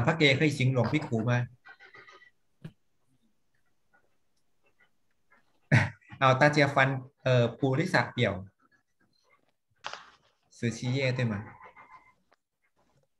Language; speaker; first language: Chinese; non-native, fluent; Thai